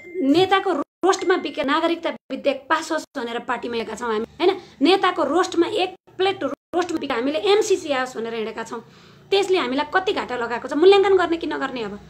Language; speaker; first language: Nepali; native; Nepali